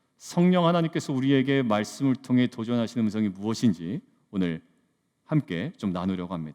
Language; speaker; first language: Korean; native; Korean